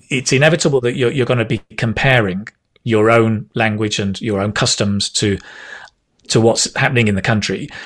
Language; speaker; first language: English; native; English